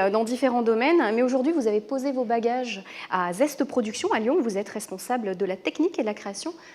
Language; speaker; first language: French; native; French